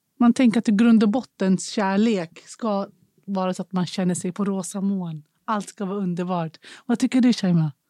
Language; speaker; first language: Swedish; early bilingual, other home language; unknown